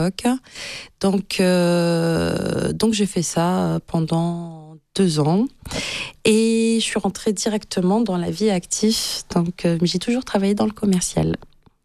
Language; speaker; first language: French; non-native, local second language; Arabic